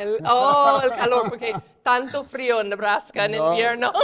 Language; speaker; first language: Spanish; non-native, fluent; English